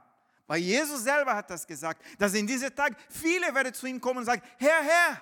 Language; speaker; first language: German; non-native, fluent; Portuguese